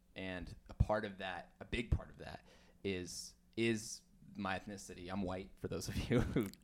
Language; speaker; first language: English; native; English